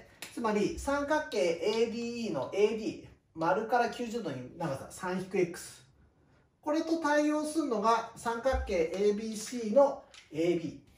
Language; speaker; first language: Japanese; native; Japanese